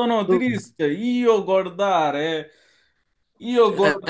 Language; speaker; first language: Italian; non-native, learner; Bangla